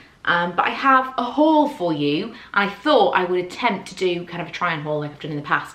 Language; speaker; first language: English; native; English